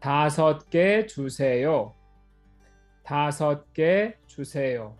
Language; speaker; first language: Korean; non-native, fluent; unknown